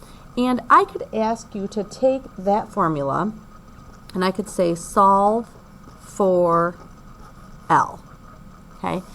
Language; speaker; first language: English; native; English